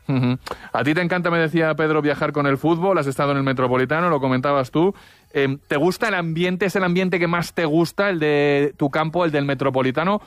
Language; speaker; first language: Spanish; native; Spanish